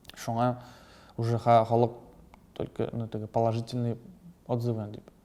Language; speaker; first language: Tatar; native; Tatar